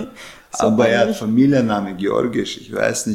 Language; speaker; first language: German; non-native, fluent; Chechen